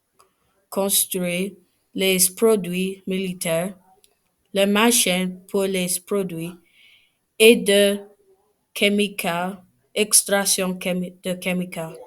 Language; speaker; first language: French; non-native, learner; English